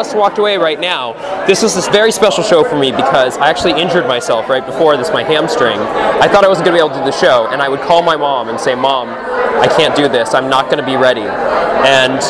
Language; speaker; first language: English; native; English